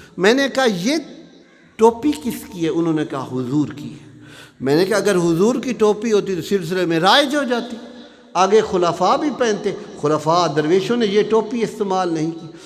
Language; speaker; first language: Urdu; non-native, local second language; Punjabi